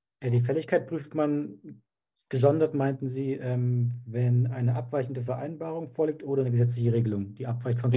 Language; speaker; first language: German; native; German